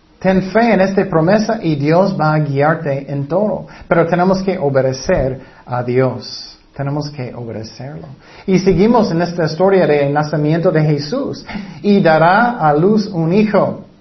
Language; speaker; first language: Spanish; non-native, fluent; English